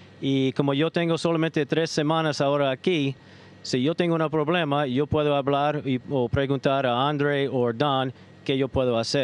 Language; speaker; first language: Spanish; non-native, fluent; English